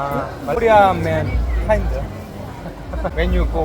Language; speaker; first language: English; non-native, learner; Korean